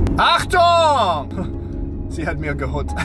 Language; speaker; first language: German; non-native, learner; English